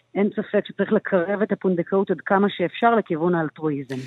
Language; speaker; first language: Hebrew; native; Hebrew